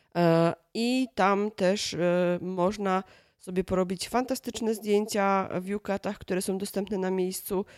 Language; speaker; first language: Polish; native; Polish